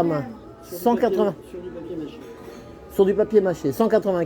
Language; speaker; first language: French; native; French